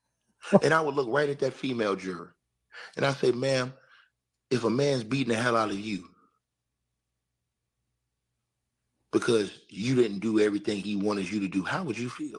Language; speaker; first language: English; native; English